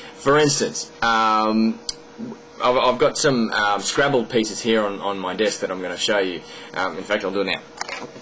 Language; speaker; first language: English; native; English